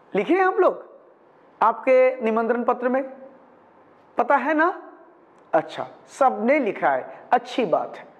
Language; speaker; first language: Hindi; non-native, local second language; Malayalam